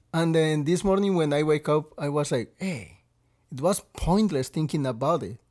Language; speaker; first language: English; non-native, learner; Spanish